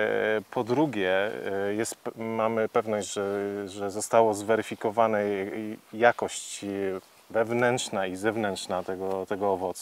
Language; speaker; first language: Polish; native; Polish